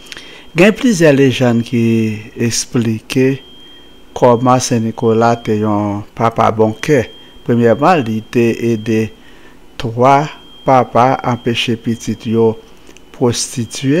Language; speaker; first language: French; non-native, local second language; Haitian Creole